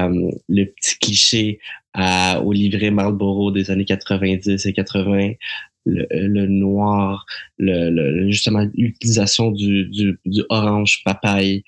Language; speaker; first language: French; native; French